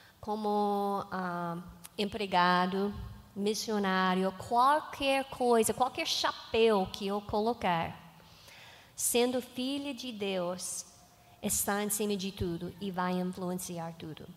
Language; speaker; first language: Portuguese; non-native, learner; English